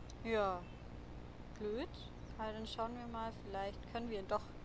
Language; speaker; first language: German; native; German